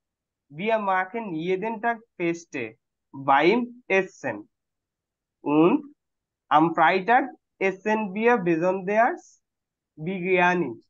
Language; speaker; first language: German; non-native, fluent; Bangla